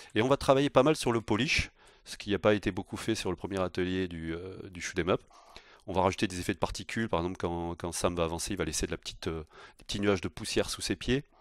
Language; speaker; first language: French; native; French